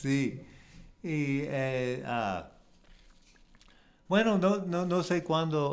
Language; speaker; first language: Spanish; non-native, learner; English